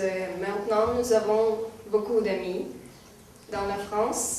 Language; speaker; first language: French; non-native, fluent; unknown